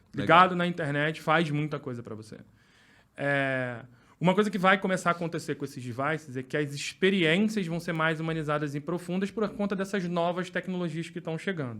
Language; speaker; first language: Portuguese; native; Portuguese